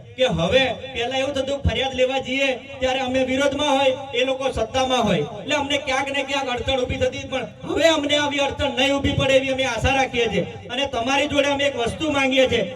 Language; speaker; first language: Gujarati; non-native, local second language; Rathawi